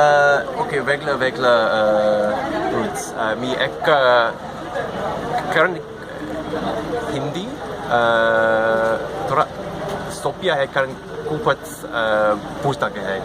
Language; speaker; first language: Marathi; non-native, learner; English